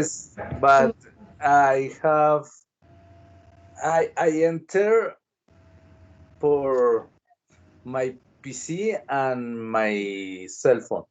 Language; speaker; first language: English; non-native, learner; Spanish